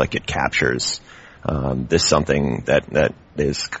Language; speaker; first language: English; native; English